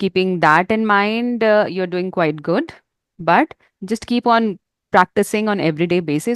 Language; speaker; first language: English; non-native, fluent; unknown